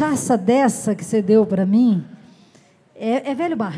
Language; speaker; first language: Portuguese; native; Portuguese